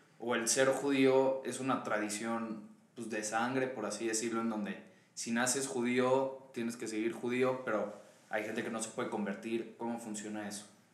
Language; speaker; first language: Spanish; native; Spanish